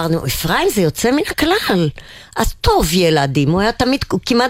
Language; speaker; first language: Hebrew; non-native, local second language; German